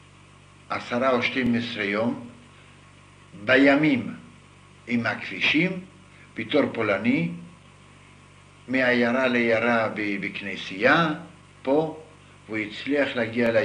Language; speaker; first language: Hebrew; non-native, fluent; Yiddish